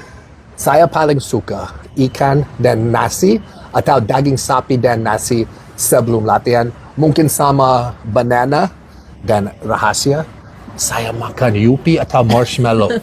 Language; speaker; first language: Indonesian; non-native, learner; English